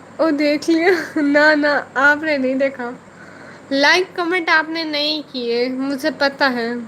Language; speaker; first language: Urdu; non-native, local second language; Saraiki